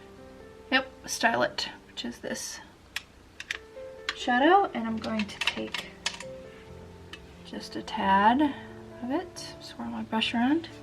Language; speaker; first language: English; native; English